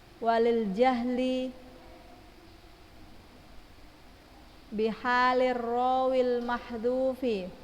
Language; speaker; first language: Arabic; non-native, fluent; Indonesian